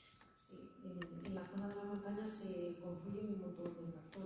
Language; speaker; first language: Spanish; native; Spanish